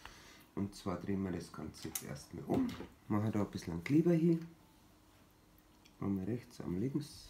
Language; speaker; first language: German; native; German